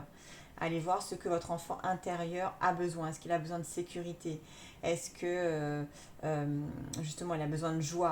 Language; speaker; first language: French; native; French